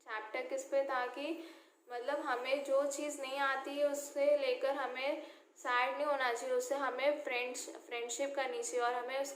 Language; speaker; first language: Hindi; non-native, local second language; Marathi